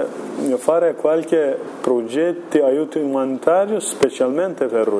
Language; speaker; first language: Italian; non-native, learner; Kurdish